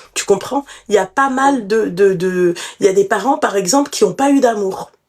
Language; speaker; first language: French; native; French